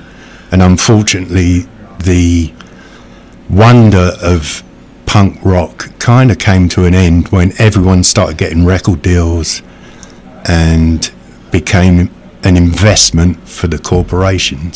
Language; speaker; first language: English; native; English